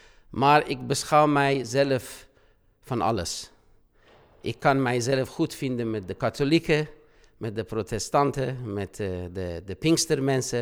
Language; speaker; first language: Dutch; non-native, fluent; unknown